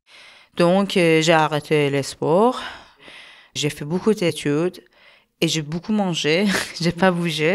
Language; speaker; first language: French; non-native, learner; Persian